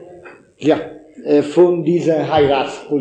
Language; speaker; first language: German; non-native, learner; Italian